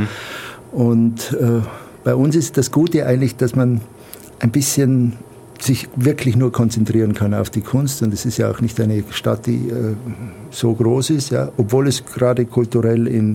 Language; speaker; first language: German; native; German